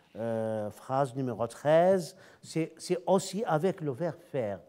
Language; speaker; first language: French; non-native, fluent; Arabic